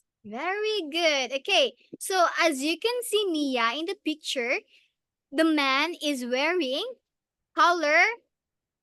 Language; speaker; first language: English; non-native, local second language; Filipino